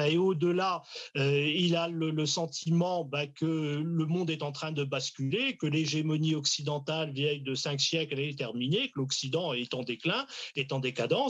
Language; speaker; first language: French; native; French